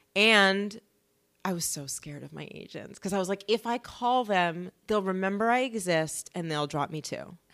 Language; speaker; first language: English; native; English